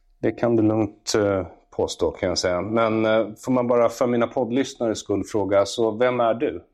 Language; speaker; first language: Swedish; native; Swedish